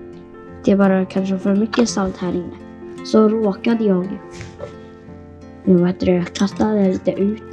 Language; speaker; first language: Swedish; non-native, fluent; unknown